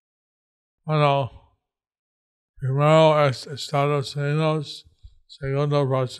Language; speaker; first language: Spanish; non-native, learner; English